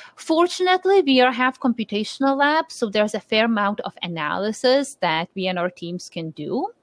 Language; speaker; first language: English; non-native, fluent; Lithuanian